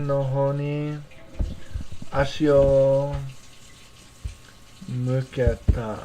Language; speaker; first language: Japanese; non-native, learner; English